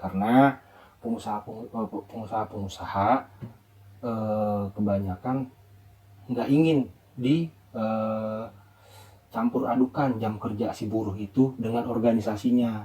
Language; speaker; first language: Indonesian; native; Indonesian